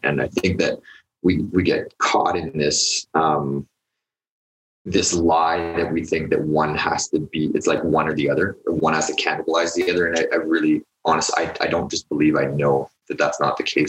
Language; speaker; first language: English; native; English